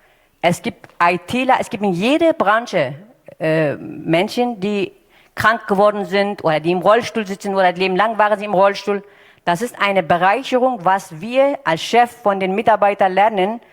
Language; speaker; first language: German; non-native, fluent; Turkish